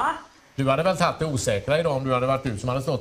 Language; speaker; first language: Swedish; native; Swedish